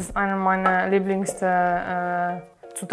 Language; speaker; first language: German; non-native, learner; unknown